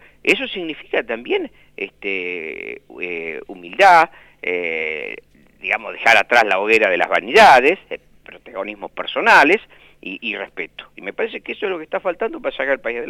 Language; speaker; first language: Spanish; native; Spanish